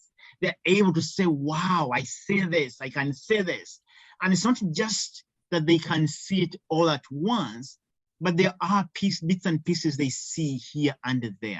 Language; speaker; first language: English; non-native, local second language; Ganda